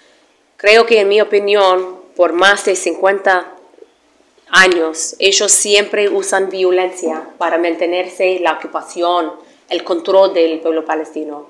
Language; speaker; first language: Spanish; non-native, fluent; Arabic